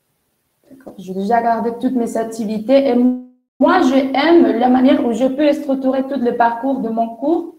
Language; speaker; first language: French; non-native, fluent; Spanish